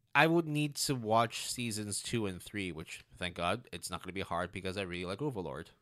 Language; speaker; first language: English; non-native, local second language; Cantonese